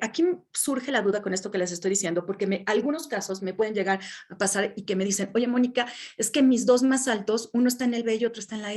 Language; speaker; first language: Spanish; native; Spanish